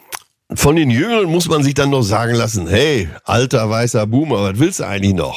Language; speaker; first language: German; native; German